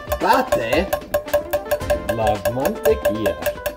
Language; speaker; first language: Spanish; non-native, learner; English